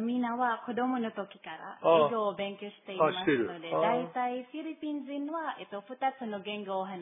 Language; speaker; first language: Japanese; non-native, learner; Filipino